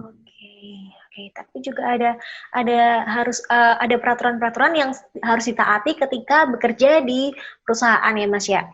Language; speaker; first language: Indonesian; native; Indonesian